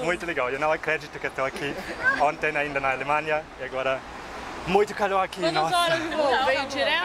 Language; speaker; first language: Portuguese; non-native, fluent; German